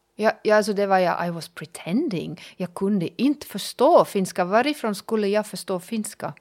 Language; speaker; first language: Swedish; non-native, learner; German